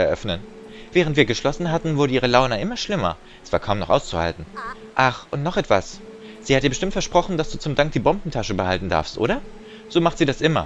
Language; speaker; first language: German; native; German